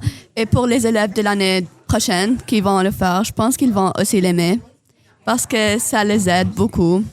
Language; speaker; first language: French; non-native, local second language; Arabic